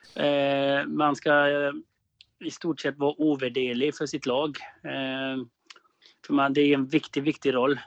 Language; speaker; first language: Swedish; native; Swedish